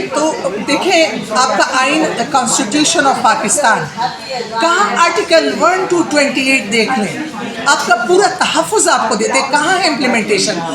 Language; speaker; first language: Urdu; non-native, local second language; Pashto